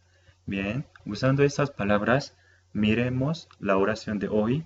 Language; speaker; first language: Spanish; non-native, fluent; Korean